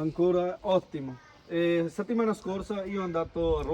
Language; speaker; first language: Italian; non-native, learner; Urdu